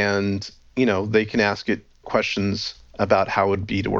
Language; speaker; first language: English; native; English